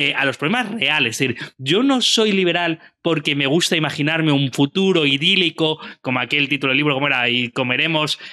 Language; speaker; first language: Spanish; native; Spanish